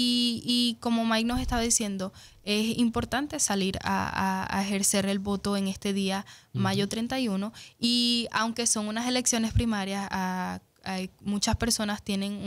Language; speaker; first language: Spanish; native; Spanish